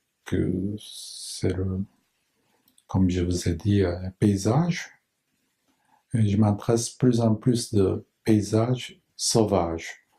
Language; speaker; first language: French; non-native, fluent; Japanese